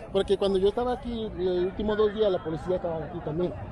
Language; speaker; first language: Spanish; non-native, learner; English